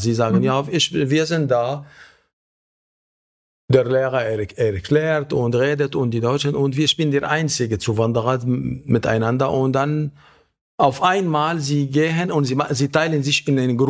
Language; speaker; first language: German; non-native, fluent; Arabic